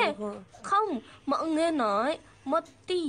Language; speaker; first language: Vietnamese; non-native, learner; Indonesian